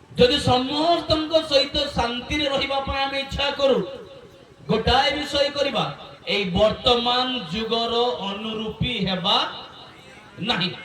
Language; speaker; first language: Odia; non-native, local second language; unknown